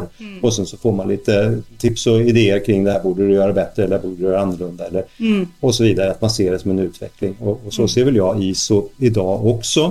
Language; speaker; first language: Swedish; native; Swedish